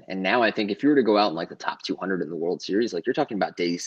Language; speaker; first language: English; native; English